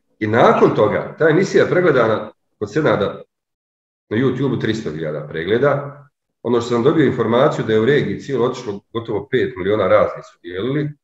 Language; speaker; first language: Serbian; native; Serbian